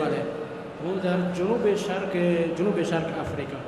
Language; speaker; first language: Persian; non-native, learner; Malagasy